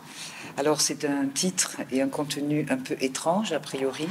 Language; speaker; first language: French; native; French